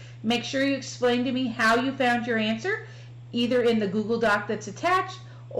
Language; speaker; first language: English; native; English